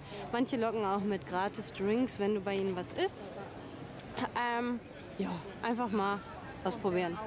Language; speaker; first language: German; native; German